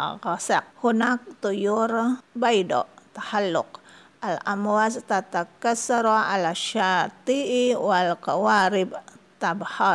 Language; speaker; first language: Arabic; non-native, fluent; Indonesian